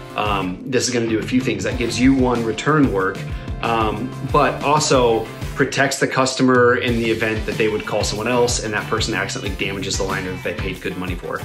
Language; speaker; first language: English; native; English